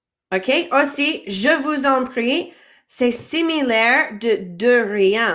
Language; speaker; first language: French; non-native, fluent; English